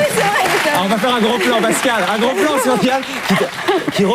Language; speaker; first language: French; native; French